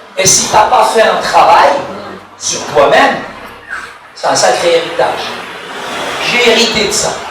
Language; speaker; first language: French; early bilingual, other home language; Arabic